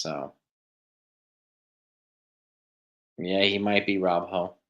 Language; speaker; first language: English; native; English